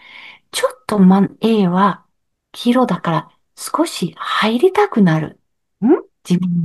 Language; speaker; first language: Japanese; non-native, learner; French